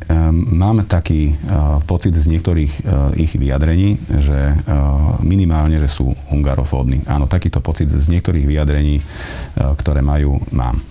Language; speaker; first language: Slovak; non-native, local second language; Hungarian